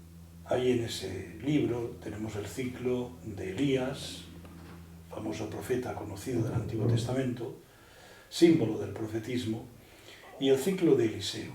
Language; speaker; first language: Spanish; native; Spanish